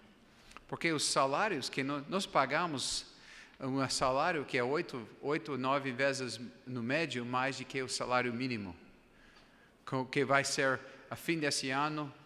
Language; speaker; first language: Portuguese; non-native, fluent; English